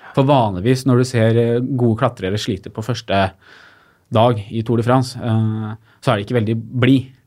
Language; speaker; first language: Norwegian; native; Norwegian